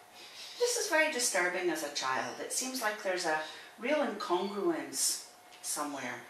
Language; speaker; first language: English; native; English